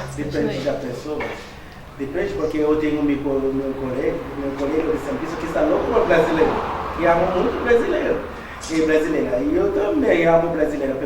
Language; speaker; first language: Portuguese; non-native, learner; Haitian Creole